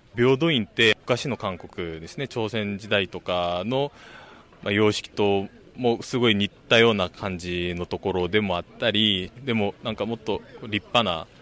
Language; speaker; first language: Japanese; non-native, fluent; Korean